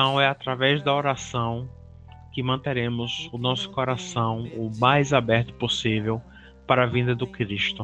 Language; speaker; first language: Portuguese; native; Portuguese